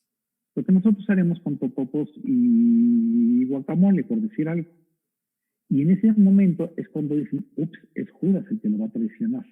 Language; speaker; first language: Spanish; native; Spanish